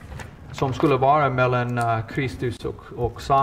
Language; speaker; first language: Swedish; non-native, fluent; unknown